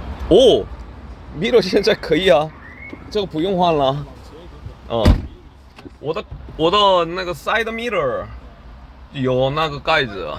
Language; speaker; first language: Chinese; non-native, learner; Korean